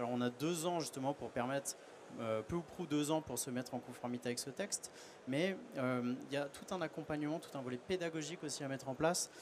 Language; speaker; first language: French; native; French